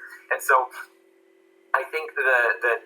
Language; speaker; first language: English; native; English